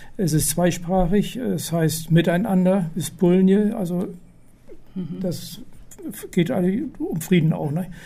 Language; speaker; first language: German; native; German